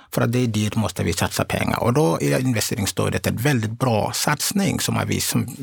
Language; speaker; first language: Swedish; non-native, fluent; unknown